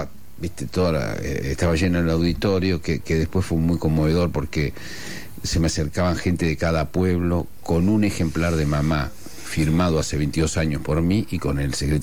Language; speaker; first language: Spanish; non-native, local second language; Asturian